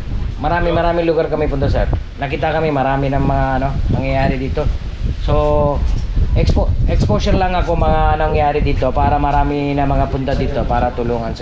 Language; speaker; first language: Filipino; non-native, learner; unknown